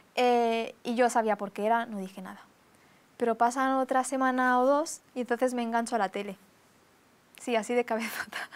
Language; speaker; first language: Spanish; early bilingual, other home language; Romanian